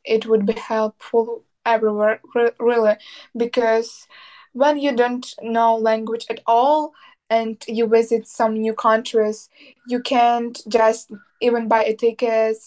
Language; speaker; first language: English; non-native, learner; Ukrainian